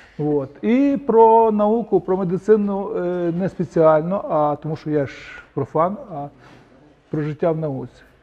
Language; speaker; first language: Ukrainian; native; Ukrainian